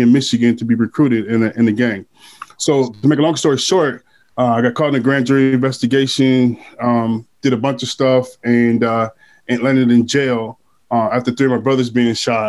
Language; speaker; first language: English; native; English